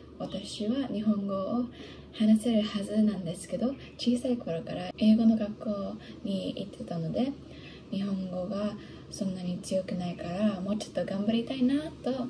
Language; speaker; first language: Japanese; early bilingual, heritage; English